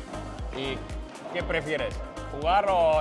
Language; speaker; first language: Spanish; non-native, learner; Finnish